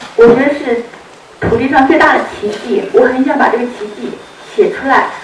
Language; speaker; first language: Chinese; native; Chinese